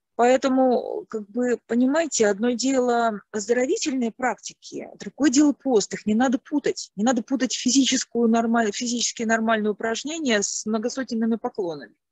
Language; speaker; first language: Russian; native; Russian